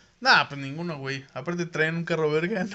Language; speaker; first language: Spanish; native; Spanish